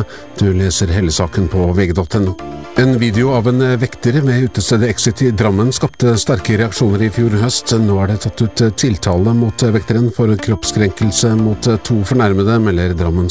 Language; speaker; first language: Norwegian; native; Norwegian